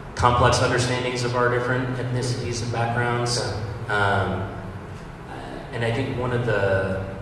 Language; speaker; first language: English; native; English